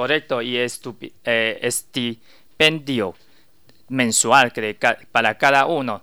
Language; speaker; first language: Spanish; non-native, learner; Chinese